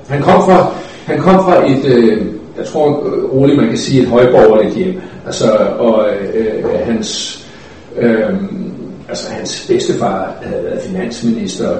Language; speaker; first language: Danish; native; Danish